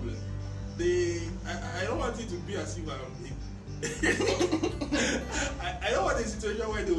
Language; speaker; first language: English; non-native, local second language; Yoruba